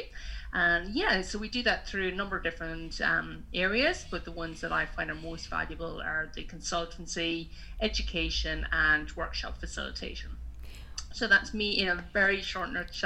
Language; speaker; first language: English; native; English